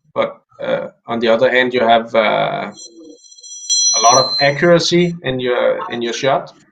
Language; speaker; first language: English; non-native, fluent; Danish